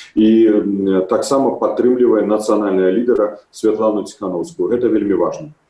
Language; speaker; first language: Belarusian; native; Belarusian